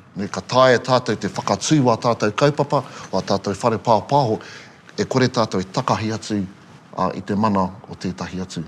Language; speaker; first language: Māori; native; Māori